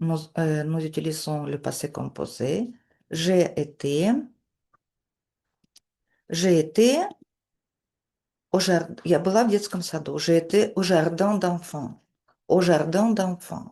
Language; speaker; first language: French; non-native, fluent; Russian